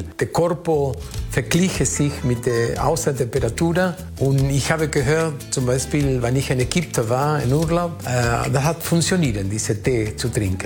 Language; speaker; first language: German; non-native, fluent; Spanish